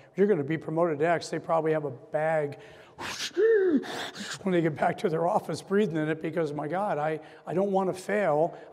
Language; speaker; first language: English; native; English